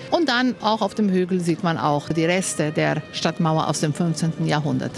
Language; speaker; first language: German; non-native, fluent; Slovenian